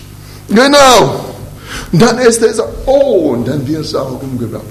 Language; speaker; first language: German; non-native, fluent; French